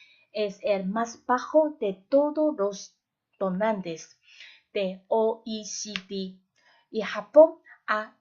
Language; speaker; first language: Spanish; non-native, fluent; Chinese